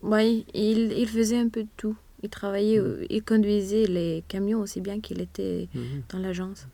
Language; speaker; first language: French; non-native, fluent; Swedish